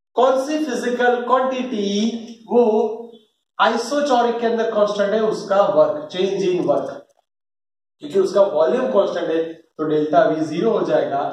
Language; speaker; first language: Hindi; non-native, local second language; Gujarati